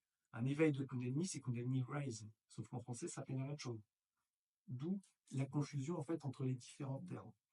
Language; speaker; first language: French; native; French